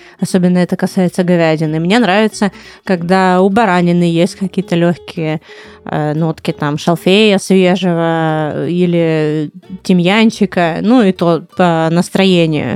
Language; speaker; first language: Russian; native; Russian